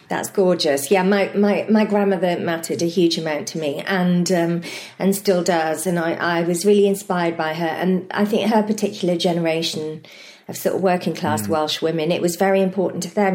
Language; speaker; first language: English; native; English